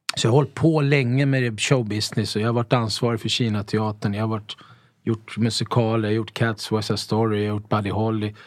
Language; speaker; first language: Swedish; early bilingual, other home language; Italian